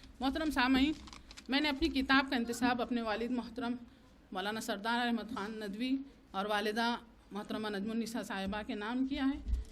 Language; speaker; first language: Urdu; native; Urdu